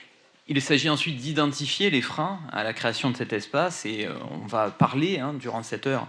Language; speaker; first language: French; native; French